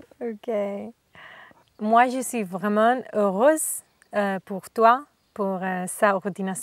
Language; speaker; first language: French; non-native, learner; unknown